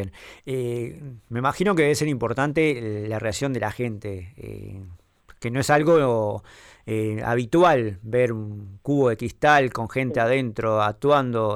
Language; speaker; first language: Spanish; native; Spanish